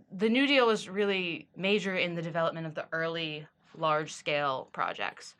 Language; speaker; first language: English; native; English